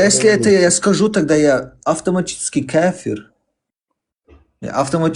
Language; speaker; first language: Russian; early bilingual, heritage; Chechen